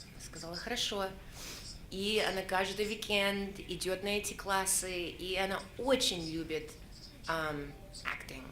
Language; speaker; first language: Russian; early bilingual, heritage; Russian